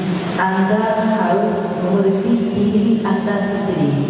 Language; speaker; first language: Indonesian; non-native, learner; Korean